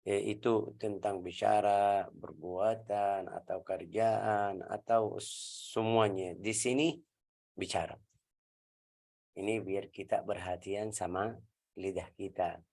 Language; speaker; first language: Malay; non-native, learner; Arabic